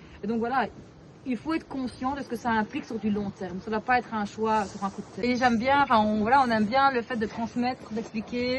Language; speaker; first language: French; native; French